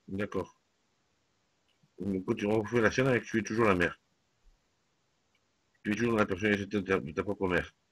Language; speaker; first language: French; native; French